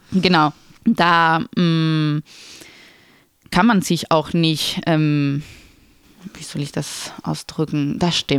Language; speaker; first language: German; non-native, fluent; Spanish